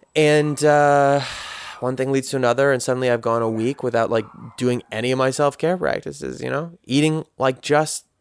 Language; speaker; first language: English; native; English